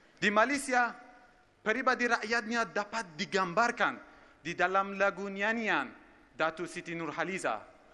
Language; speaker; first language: Malay; non-native, fluent; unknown